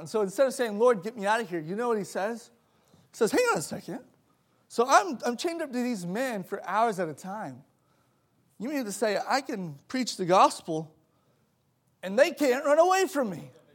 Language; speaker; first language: English; native; English